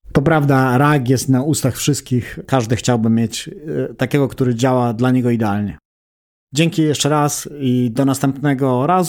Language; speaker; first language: Polish; native; Polish